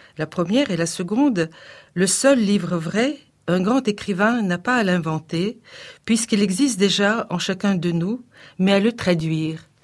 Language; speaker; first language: French; non-native, fluent; Bulgarian